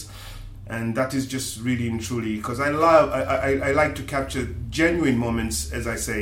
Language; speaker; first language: English; non-native, local second language; Swahili